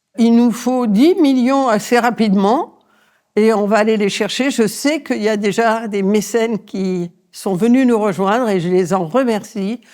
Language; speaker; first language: French; early bilingual, other home language; Spanish